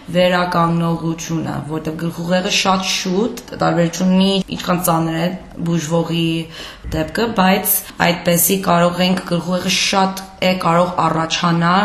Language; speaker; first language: Armenian; early bilingual, heritage; Armenian